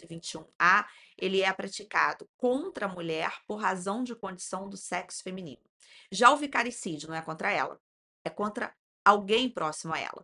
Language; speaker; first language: Portuguese; native; Portuguese